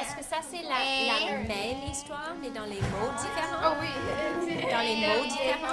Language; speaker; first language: French; non-native, fluent; English